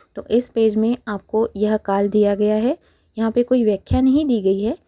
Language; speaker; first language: Hindi; non-native, local second language; Marathi